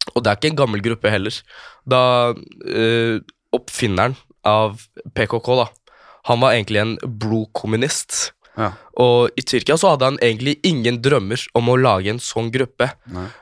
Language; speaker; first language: Norwegian; early bilingual, other home language; Kurdish